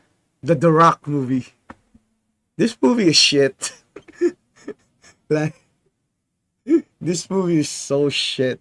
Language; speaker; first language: English; non-native, fluent; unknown